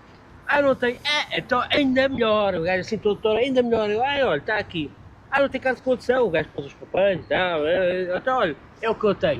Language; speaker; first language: Portuguese; native; Portuguese